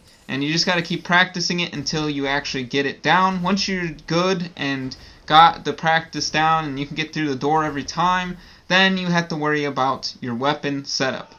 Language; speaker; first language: English; native; English